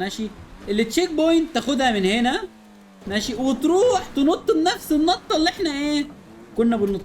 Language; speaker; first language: Arabic; native; Arabic